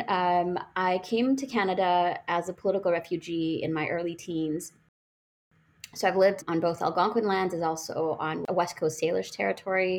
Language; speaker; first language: English; non-native, local second language; Bangla